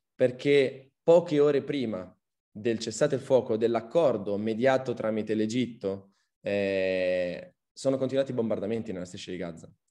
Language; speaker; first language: Italian; early bilingual, other home language; Arabic